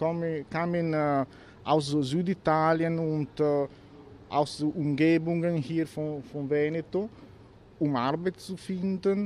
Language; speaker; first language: German; non-native, learner; Italian